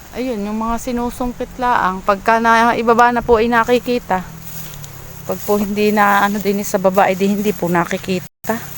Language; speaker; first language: Filipino; native; Filipino